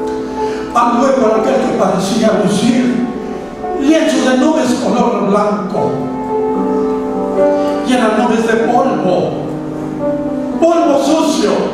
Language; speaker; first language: Spanish; native; Spanish